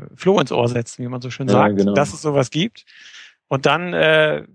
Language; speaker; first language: German; native; German